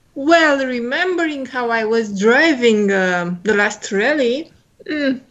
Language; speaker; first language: English; non-native, fluent; Romanian